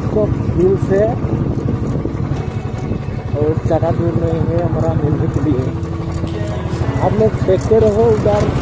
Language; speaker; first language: Hindi; non-native, local second language; Bodo